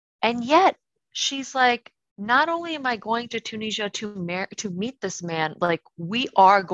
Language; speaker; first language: English; native; English